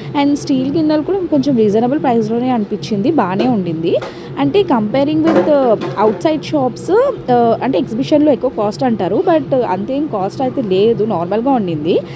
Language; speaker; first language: Telugu; non-native, local second language; Tamil